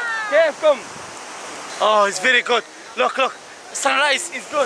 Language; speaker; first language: English; non-native, learner; Arabic